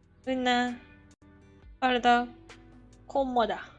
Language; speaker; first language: Spanish; non-native, learner; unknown